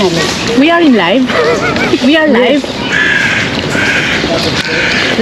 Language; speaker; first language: English; non-native, learner; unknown